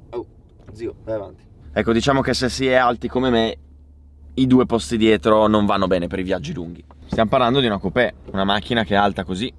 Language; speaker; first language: Italian; native; Italian